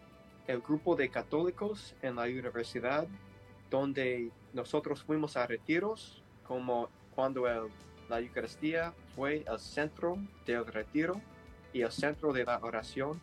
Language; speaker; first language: Spanish; non-native, learner; English